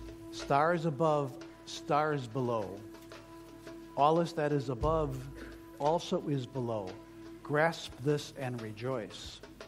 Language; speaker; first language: English; native; English